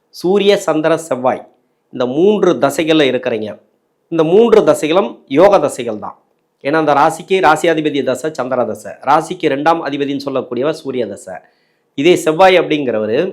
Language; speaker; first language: Tamil; native; Tamil